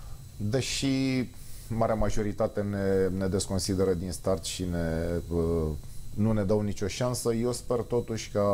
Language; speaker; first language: Romanian; native; Romanian